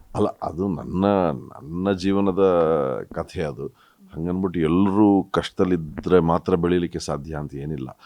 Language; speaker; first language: Kannada; native; Kannada